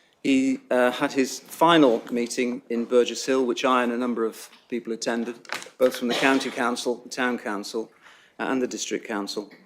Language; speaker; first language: English; native; English